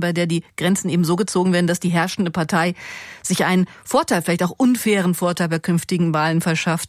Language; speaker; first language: German; native; German